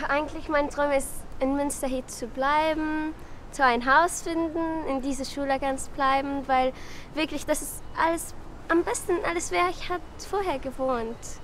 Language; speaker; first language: German; non-native, learner; Arabic